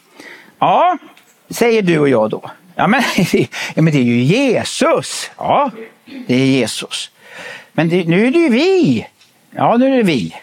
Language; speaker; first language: Swedish; native; Swedish